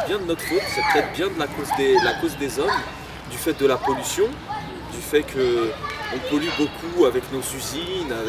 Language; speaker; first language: French; native; French